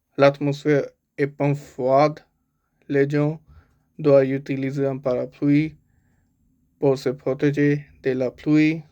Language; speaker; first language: French; non-native, learner; Punjabi